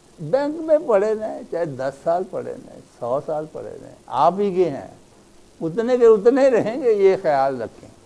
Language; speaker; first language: Urdu; native; Urdu